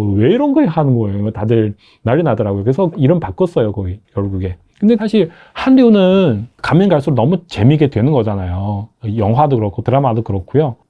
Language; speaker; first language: Korean; non-native, fluent; Chinese